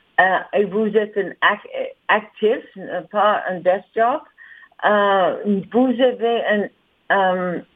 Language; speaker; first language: French; non-native, learner; English